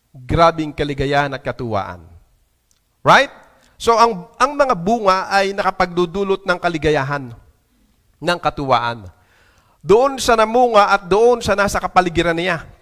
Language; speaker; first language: Filipino; native; Filipino